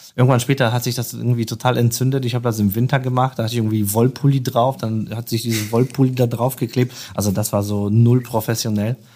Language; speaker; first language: German; non-native, fluent; Polish